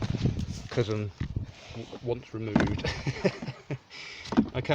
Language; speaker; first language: English; native; English